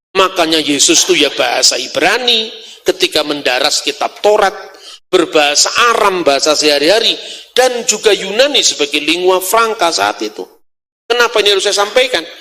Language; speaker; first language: Indonesian; non-native, local second language; Javanese